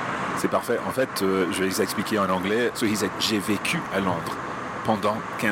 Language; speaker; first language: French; non-native, fluent; English